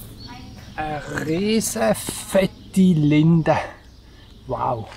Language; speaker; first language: German; native; German